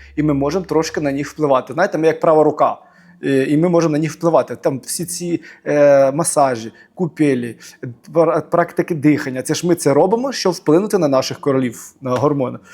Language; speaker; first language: Ukrainian; native; Ukrainian